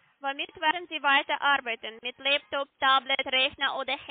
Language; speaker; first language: German; non-native, learner; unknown